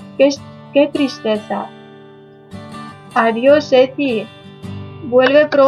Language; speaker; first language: Spanish; non-native, learner; Ukrainian